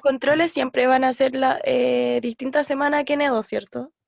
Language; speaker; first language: Spanish; native; Spanish